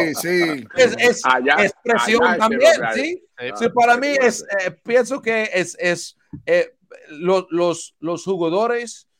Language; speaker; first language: Spanish; non-native, learner; English